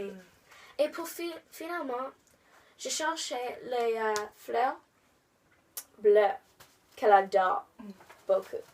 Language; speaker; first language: French; non-native, learner; English